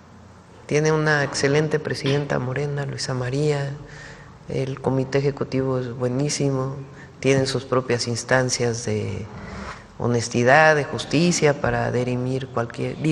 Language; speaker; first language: Spanish; native; Spanish